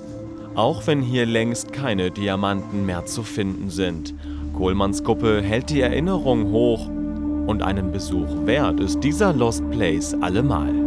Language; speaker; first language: German; native; German